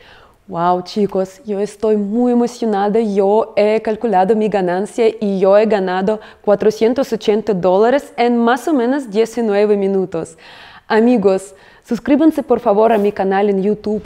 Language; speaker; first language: Spanish; non-native, fluent; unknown